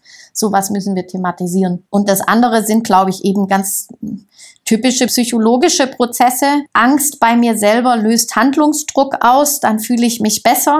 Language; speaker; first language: German; native; German